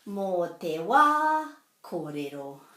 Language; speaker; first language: Māori; non-native, fluent; English